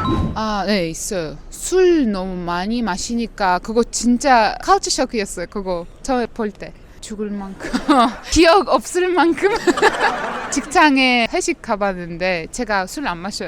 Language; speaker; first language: Korean; non-native, fluent; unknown